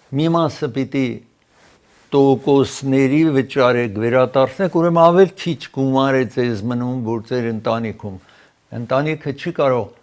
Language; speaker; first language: Armenian; native; Armenian